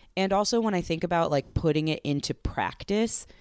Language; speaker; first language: English; native; English